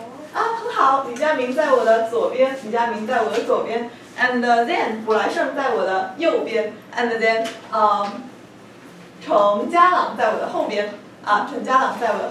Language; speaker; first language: Chinese; non-native, fluent; English